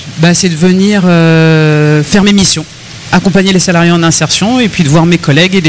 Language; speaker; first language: French; native; French